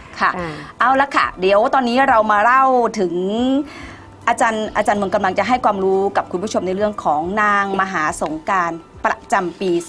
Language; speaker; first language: Thai; native; Thai